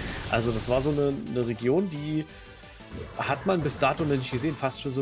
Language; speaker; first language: German; native; German